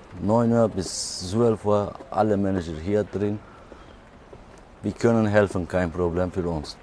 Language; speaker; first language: German; non-native, learner; Turkish